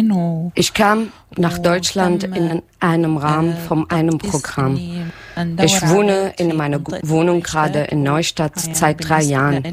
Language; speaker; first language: German; non-native, learner; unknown